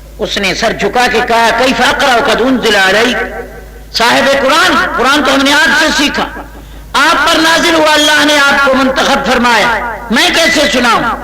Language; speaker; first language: Urdu; non-native, local second language; Saraiki